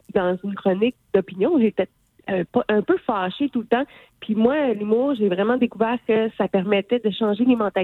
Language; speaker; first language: French; native; French